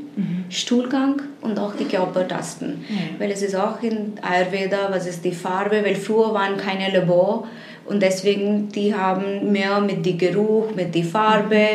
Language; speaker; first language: German; non-native, fluent; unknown